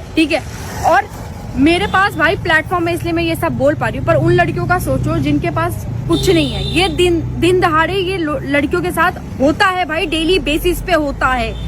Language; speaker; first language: Hindi; native; Hindi